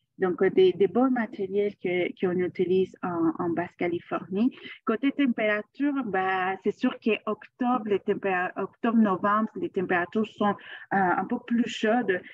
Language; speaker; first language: French; non-native, fluent; Spanish